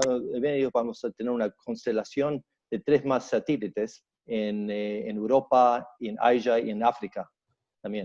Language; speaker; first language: Spanish; early bilingual, heritage; Spanish